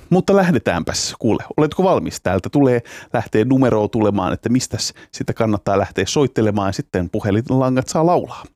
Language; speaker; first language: Finnish; native; Finnish